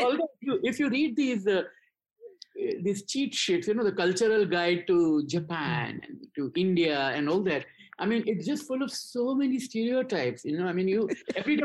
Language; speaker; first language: English; non-native, local second language; Gujarati